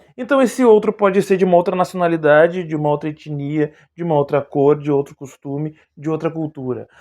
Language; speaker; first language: Portuguese; native; Portuguese